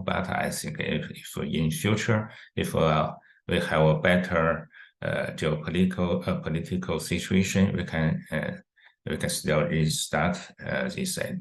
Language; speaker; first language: English; non-native, fluent; Chinese